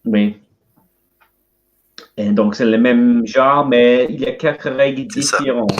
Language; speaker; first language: French; non-native, learner; English